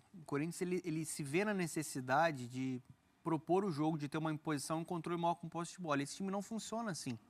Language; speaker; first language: Portuguese; native; Portuguese